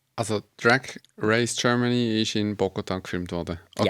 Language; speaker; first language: German; native; German